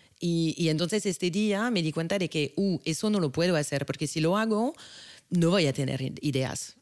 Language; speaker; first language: Spanish; non-native, fluent; French